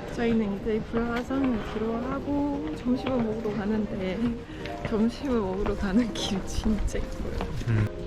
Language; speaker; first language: Korean; non-native, fluent; Japanese